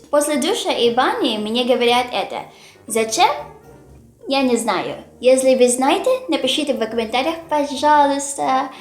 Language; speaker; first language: Russian; non-native, learner; Filipino